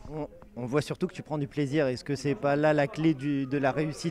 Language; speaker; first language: French; native; French